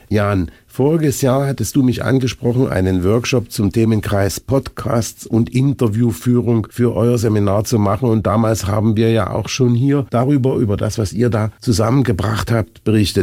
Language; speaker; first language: German; native; German